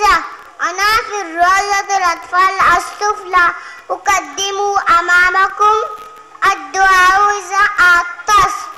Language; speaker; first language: Arabic; non-native, learner; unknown